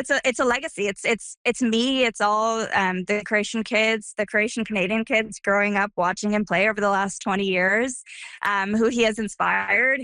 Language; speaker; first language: English; early bilingual, other home language; Croatian